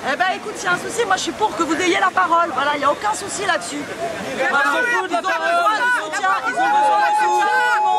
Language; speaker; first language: French; native; French